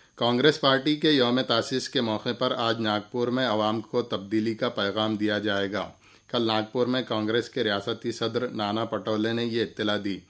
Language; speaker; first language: Urdu; native; Urdu